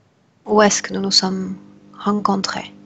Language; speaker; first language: French; native; French